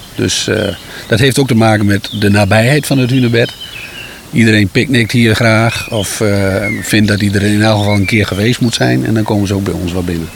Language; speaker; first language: Dutch; native; Dutch